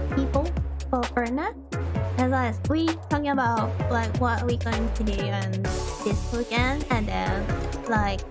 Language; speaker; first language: English; non-native, learner; Thai